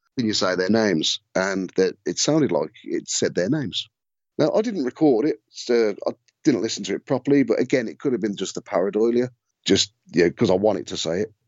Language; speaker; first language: English; native; English